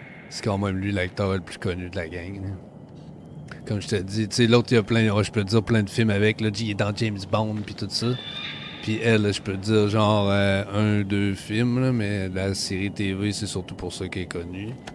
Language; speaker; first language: French; native; French